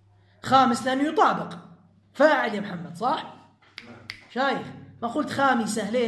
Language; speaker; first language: Arabic; native; Arabic